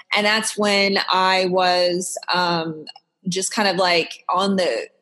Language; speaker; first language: English; native; English